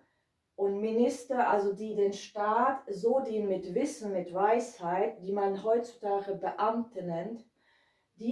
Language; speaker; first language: German; non-native, fluent; Hungarian